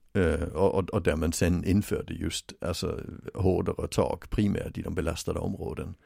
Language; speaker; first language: Swedish; native; Swedish